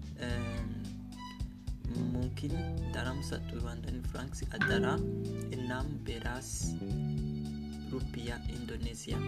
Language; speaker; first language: Indonesian; non-native, learner; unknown